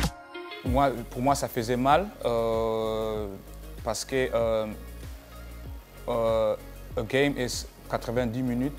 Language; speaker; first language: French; non-native, learner; Dutch